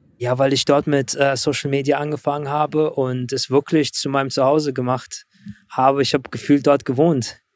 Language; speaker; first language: German; early bilingual, other home language; Russian